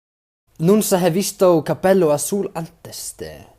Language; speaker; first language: Spanish; non-native, learner; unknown